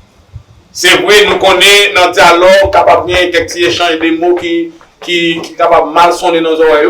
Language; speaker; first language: French; non-native, learner; Haitian Creole